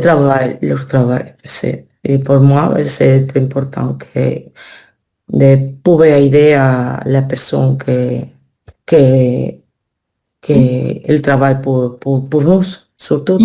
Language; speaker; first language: French; non-native, learner; Spanish